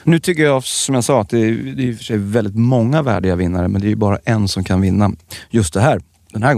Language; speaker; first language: Swedish; native; Swedish